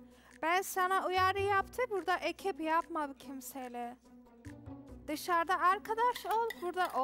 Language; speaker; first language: Turkish; non-native, learner; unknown